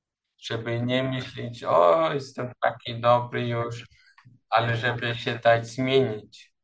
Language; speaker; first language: Polish; non-native, learner; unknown